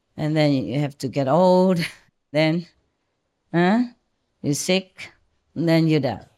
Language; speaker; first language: English; non-native, fluent; Vietnamese